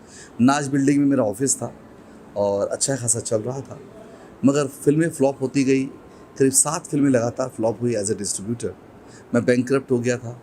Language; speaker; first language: Hindi; native; Hindi